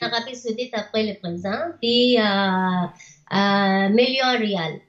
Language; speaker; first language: French; non-native, learner; Arabic